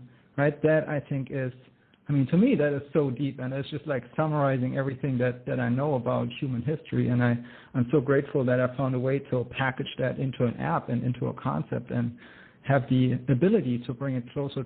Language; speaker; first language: English; non-native, fluent; German